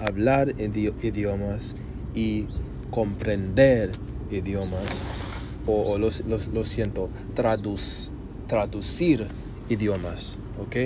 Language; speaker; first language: Spanish; non-native, learner; English